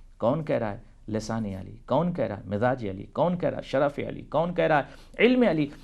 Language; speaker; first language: Urdu; native; Urdu